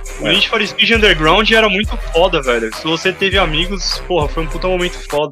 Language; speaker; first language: Portuguese; native; Portuguese